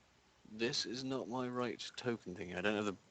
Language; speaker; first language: English; native; English